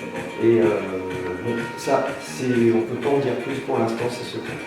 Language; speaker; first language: French; native; French